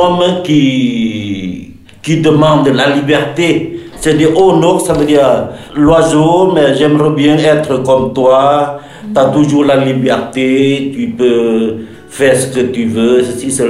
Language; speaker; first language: French; non-native, fluent; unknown